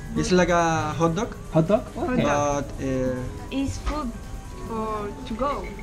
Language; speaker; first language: English; non-native, learner; Spanish